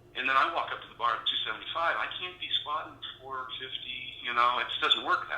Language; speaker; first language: English; native; English